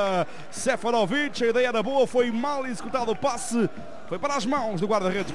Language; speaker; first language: Portuguese; native; Portuguese